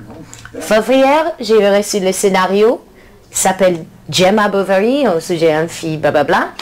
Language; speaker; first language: French; non-native, learner; English